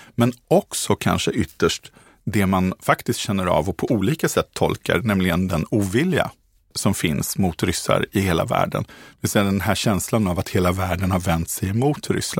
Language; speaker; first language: Swedish; native; Swedish